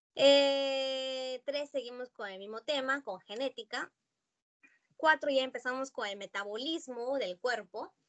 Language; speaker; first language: Spanish; non-native, fluent; Japanese